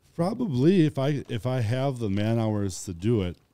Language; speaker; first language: English; native; English